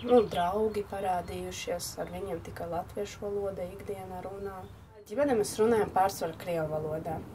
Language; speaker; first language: Latvian; non-native, local second language; Russian